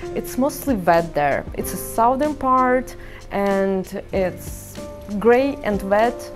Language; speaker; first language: English; non-native, fluent; Ukrainian